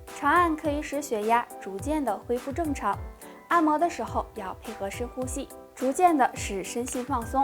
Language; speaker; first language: Chinese; native; Chinese